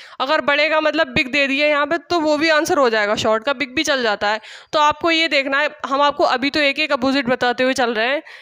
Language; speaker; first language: Hindi; native; Hindi